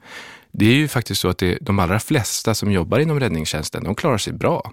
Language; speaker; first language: Swedish; native; Swedish